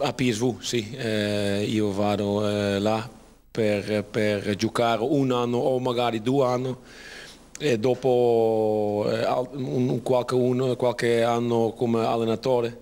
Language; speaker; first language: Italian; non-native, learner; Dutch